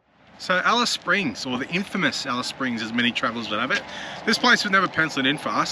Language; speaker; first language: English; native; English